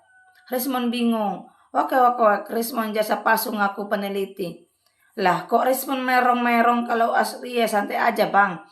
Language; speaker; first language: Indonesian; native; Indonesian